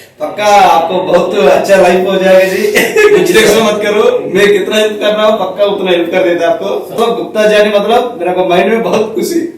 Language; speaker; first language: Hindi; non-native, local second language; Telugu